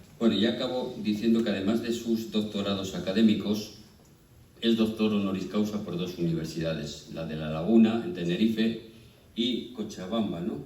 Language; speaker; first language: Spanish; native; Spanish